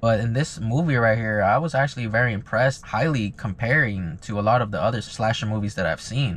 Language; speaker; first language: English; native; English